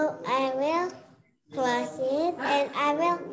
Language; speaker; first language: English; non-native, learner; Indonesian